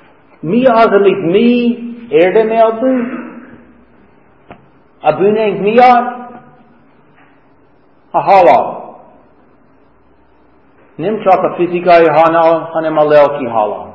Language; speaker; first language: Hungarian; non-native, fluent; English